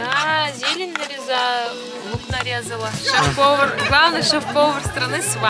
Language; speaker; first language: Russian; native; Russian